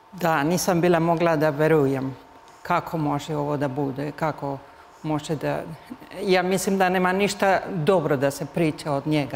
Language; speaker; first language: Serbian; early bilingual, heritage; Spanish